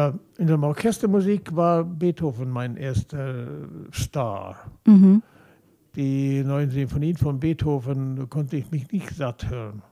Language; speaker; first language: German; non-native, fluent; Swedish